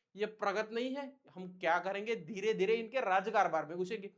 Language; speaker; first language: Hindi; non-native, local second language; Marathi